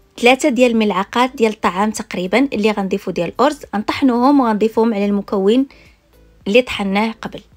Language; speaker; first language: Arabic; native; Arabic